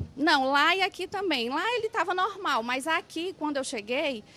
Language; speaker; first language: Portuguese; native; Portuguese